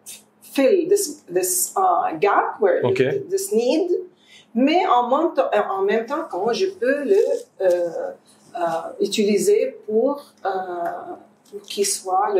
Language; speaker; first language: French; non-native, fluent; Arabic